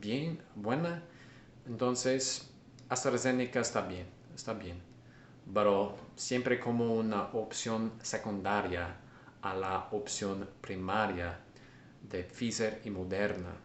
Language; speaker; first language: Spanish; non-native, learner; English